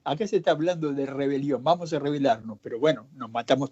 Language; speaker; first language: Spanish; native; Spanish